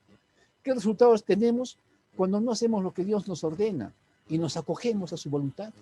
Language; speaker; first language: Spanish; native; Spanish